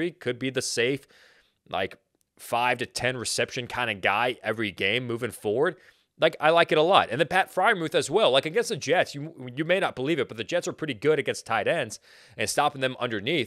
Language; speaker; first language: English; native; English